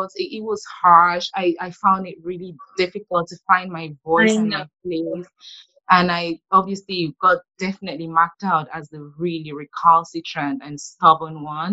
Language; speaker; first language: English; non-native, local second language; French